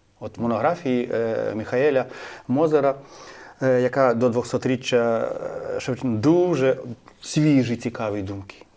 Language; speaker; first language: Ukrainian; native; Ukrainian